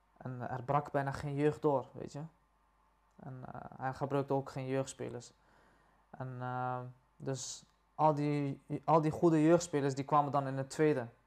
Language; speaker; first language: Dutch; early bilingual, other home language; Persian